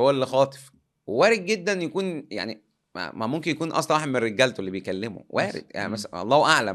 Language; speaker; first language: Arabic; native; Arabic